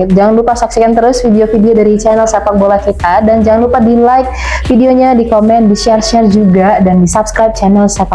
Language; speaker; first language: Indonesian; native; Indonesian